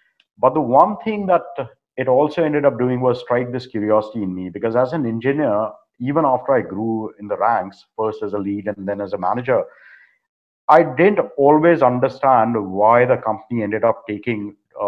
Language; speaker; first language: English; non-native, local second language; Hindi